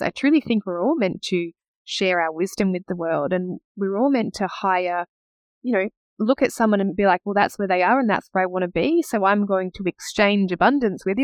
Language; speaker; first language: English; native; English